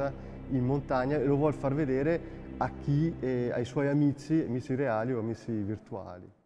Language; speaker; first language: Italian; native; Italian